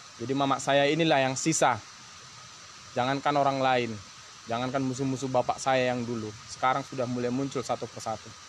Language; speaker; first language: Indonesian; native; Indonesian